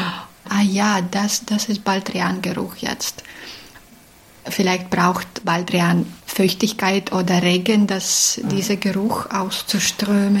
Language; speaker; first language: German; non-native, fluent; Belarusian